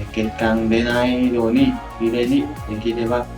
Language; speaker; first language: Japanese; non-native, learner; Vietnamese